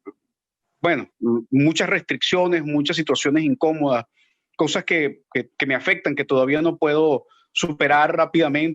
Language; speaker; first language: Spanish; native; Spanish